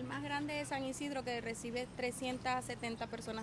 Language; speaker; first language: Spanish; native; Spanish